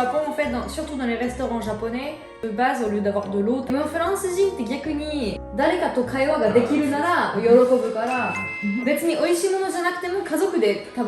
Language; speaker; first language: French; native; French